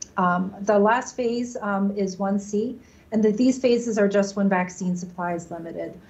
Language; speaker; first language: English; native; English